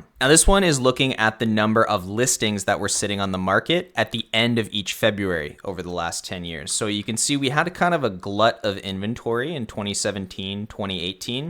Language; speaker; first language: English; native; English